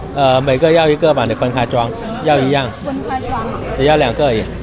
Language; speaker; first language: Thai; non-native, fluent; Chinese